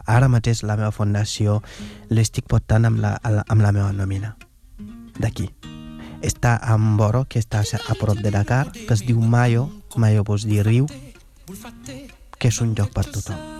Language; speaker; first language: Catalan; non-native, fluent; Wolof